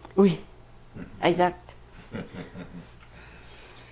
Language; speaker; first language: French; non-native, fluent; Khmer